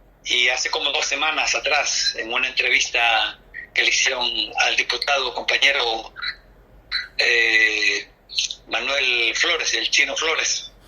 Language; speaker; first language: Spanish; native; Spanish